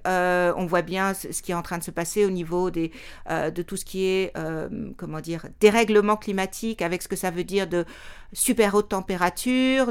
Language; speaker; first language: French; native; French